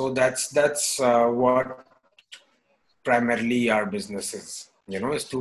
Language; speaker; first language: English; non-native, local second language; Hindi